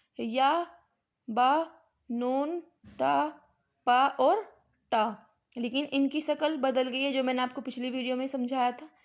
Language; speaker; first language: Hindi; native; Hindi